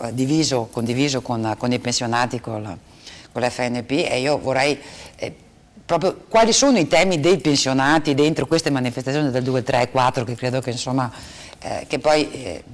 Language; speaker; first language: Italian; native; Italian